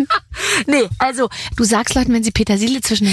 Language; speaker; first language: German; native; German